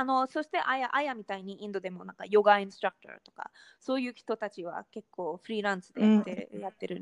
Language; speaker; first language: Japanese; non-native, fluent; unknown